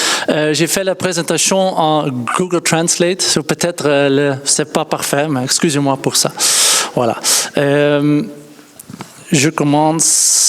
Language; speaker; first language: French; non-native, learner; Dutch